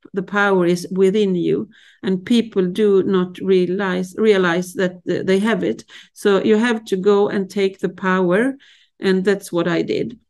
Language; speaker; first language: English; non-native, fluent; Swedish